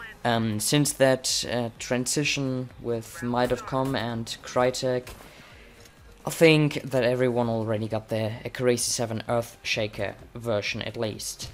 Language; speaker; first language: English; non-native, fluent; Swiss German